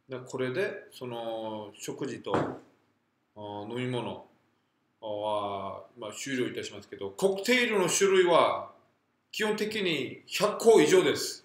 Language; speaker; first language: Japanese; non-native, fluent; Korean